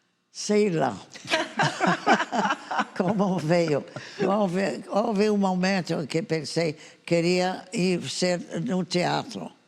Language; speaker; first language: Portuguese; non-native, fluent; English